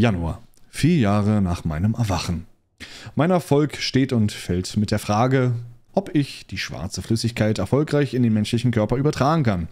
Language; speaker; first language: German; native; German